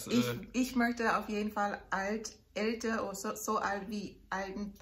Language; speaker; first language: German; non-native, fluent; English